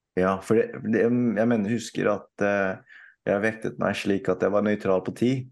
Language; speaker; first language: Norwegian; early bilingual, other home language; Filipino